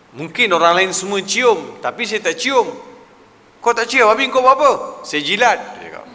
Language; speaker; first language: Malay; non-native, local second language; Tamil